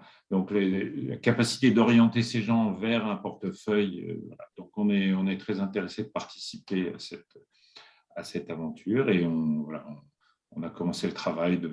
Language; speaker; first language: French; native; French